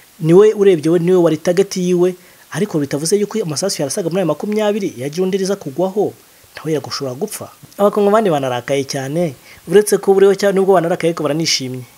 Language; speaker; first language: Kinyarwanda; native; Kinyarwanda